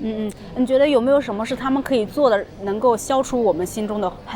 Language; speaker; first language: Chinese; native; Chinese